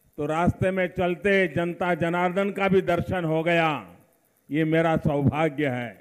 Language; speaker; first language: Hindi; non-native, local second language; Gujarati